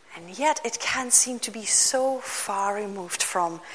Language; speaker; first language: English; non-native, fluent; Lithuanian